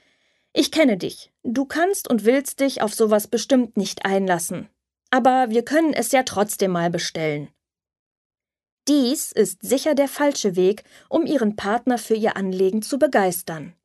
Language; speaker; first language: German; native; German